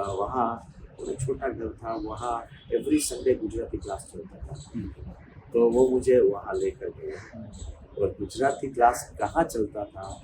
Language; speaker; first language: Hindi; non-native, fluent; Gujarati